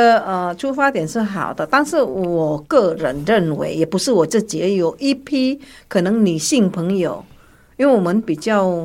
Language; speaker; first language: Chinese; early bilingual, heritage; Hakka Chinese